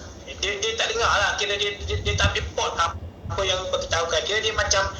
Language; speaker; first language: Malay; native; Malay